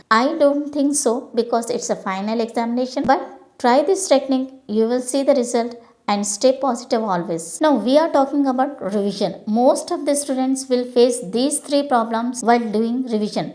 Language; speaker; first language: English; non-native, local second language; Telugu